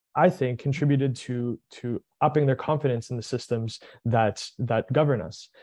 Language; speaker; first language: English; early bilingual, other home language; French